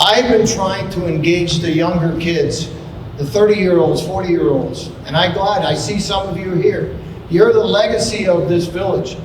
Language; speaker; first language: English; non-native, fluent; Spanish